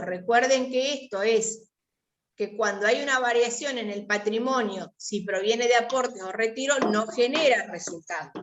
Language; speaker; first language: Spanish; native; Spanish